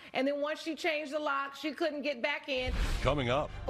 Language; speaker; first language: English; native; English